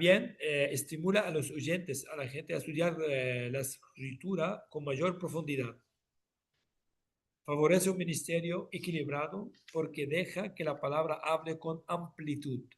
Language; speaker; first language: Spanish; non-native, fluent; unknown